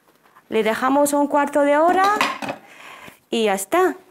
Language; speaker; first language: Spanish; non-native, fluent; Arabic